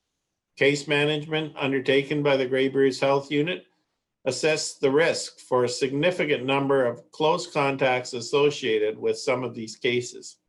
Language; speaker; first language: English; native; English